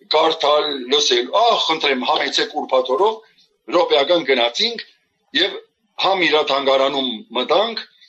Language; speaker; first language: Armenian; early bilingual, heritage; Armenian